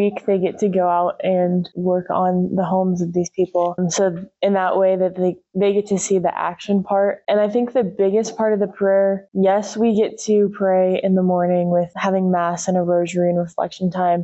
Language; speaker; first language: English; native; English